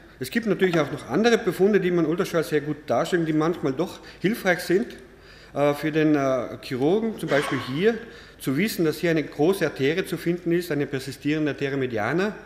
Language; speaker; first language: German; native; German